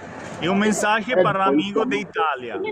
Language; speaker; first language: Portuguese; non-native, learner; Italian